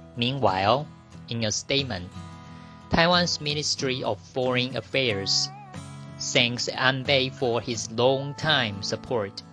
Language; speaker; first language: English; non-native, fluent; Chinese